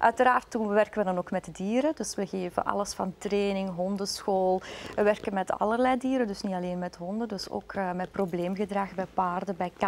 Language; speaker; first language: Dutch; native; Dutch